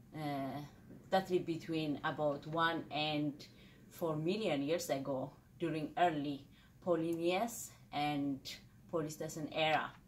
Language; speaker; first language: English; non-native, fluent; Amharic